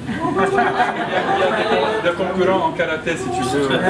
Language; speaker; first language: French; non-native, local second language; Arabic